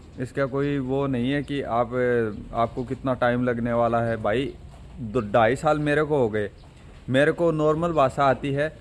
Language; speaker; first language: Hindi; native; Hindi